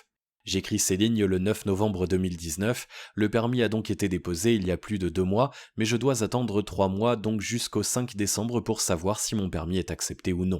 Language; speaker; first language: French; native; French